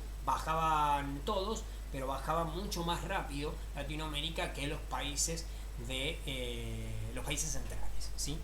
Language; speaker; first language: Spanish; native; Spanish